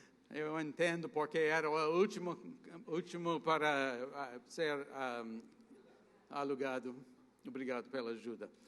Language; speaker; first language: Portuguese; non-native, fluent; English